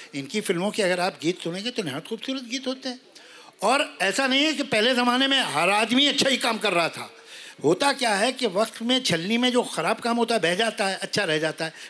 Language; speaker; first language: Hindi; native; Hindi